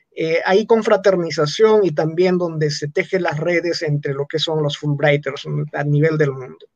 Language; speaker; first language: Spanish; non-native, local second language; Quechua